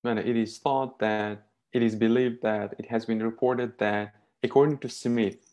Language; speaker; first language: English; non-native, fluent; Uzbek